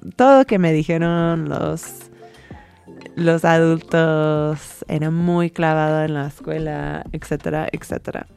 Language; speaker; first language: Spanish; non-native, fluent; English